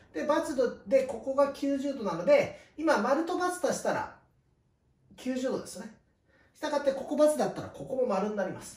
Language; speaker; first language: Japanese; native; Japanese